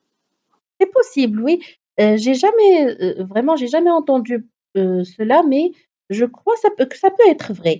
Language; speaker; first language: French; non-native, local second language; Arabic